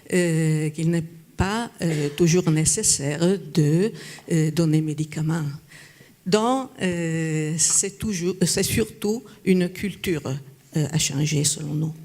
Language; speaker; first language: French; non-native, fluent; Italian